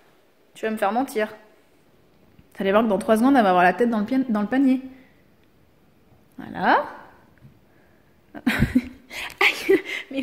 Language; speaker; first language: French; native; French